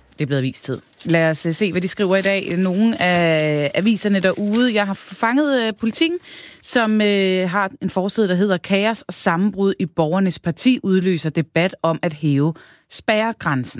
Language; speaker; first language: Danish; native; Danish